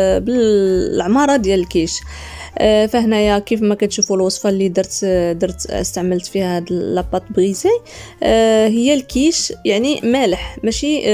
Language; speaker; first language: Arabic; native; Arabic